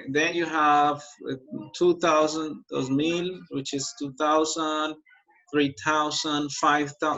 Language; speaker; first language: English; non-native, fluent; Spanish